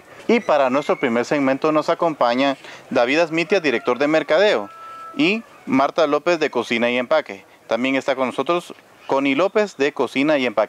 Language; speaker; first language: Spanish; native; Spanish